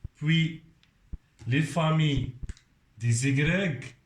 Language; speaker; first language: French; non-native, local second language; Arabic